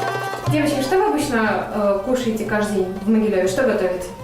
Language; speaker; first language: Russian; native; Russian